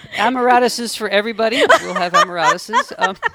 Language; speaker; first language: English; native; English